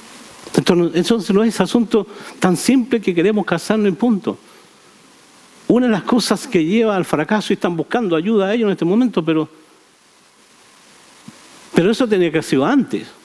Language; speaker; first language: Spanish; native; Spanish